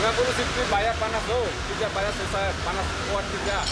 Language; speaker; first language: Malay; non-native, learner; Bangla